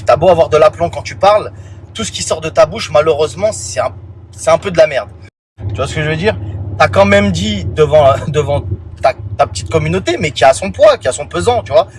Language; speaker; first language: French; native; French